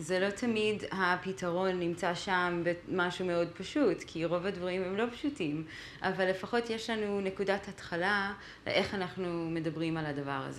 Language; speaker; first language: Hebrew; non-native, fluent; English